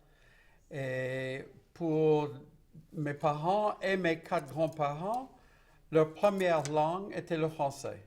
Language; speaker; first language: French; non-native, local second language; English